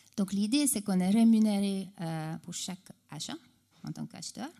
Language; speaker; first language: French; non-native, fluent; Hungarian